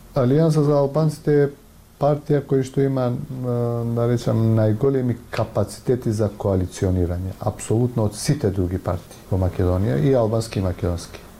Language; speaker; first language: Macedonian; non-native, local second language; Albanian